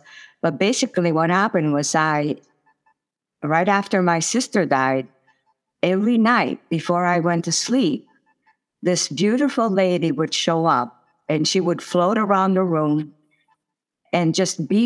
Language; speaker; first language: English; non-native, fluent; Italian